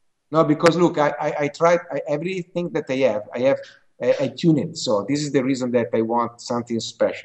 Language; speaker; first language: English; non-native, fluent; Italian